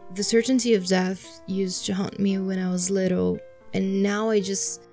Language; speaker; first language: English; non-native, fluent; Portuguese